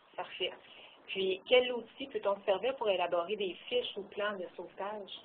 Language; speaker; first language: French; native; French